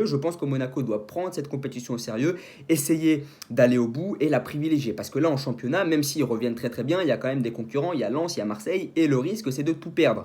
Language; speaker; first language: French; native; French